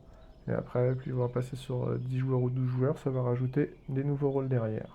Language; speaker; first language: French; native; French